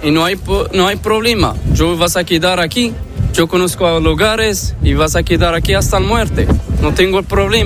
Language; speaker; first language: Spanish; non-native, learner; Arabic